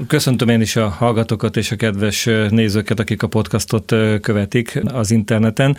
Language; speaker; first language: Hungarian; native; Hungarian